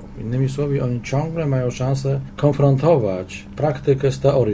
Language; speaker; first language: Polish; native; Polish